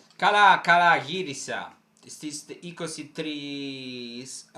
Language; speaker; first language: Greek; non-native, fluent; Italian